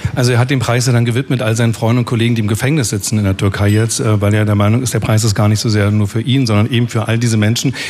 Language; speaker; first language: German; native; German